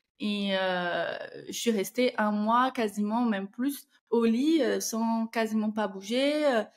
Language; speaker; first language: French; non-native, fluent; Portuguese